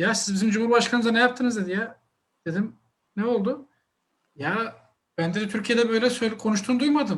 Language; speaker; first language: Turkish; native; Turkish